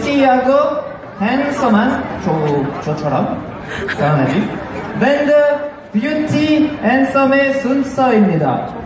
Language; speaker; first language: Korean; non-native, fluent; French